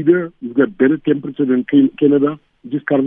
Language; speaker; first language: English; non-native, local second language; Afrikaans